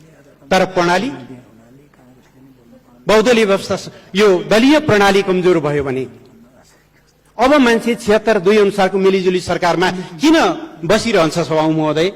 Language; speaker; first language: Nepali; native; Nepali